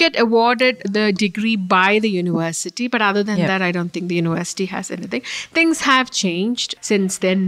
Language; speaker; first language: English; non-native, local second language; Malayalam